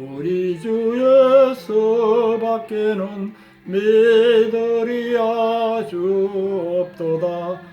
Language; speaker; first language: Korean; native; Korean